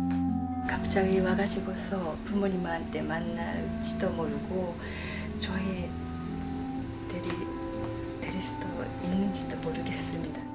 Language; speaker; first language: Korean; non-native, fluent; Japanese